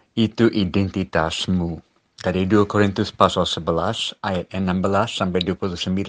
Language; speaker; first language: Malay; non-native, fluent; English